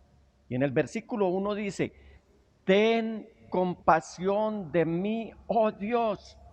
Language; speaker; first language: Spanish; native; Spanish